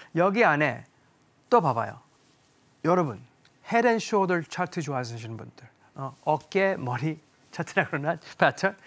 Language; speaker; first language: Korean; early bilingual, heritage; Korean